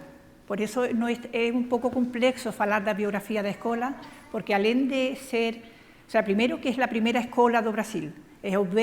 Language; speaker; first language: Portuguese; non-native, fluent; Spanish